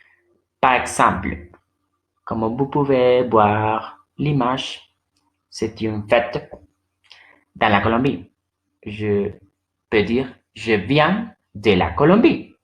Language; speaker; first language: French; non-native, learner; Spanish